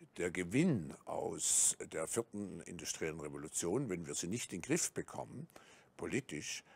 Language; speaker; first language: German; native; German